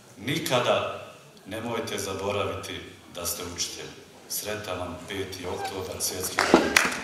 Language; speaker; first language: Croatian; native; Croatian